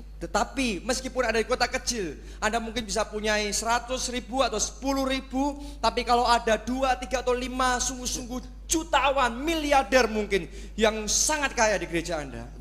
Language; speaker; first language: Indonesian; native; Indonesian